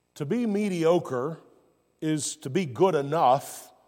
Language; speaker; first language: English; native; English